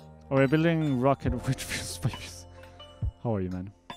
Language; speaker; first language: English; non-native, fluent; Spanish